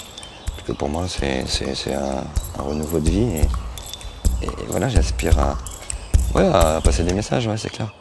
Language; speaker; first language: French; native; French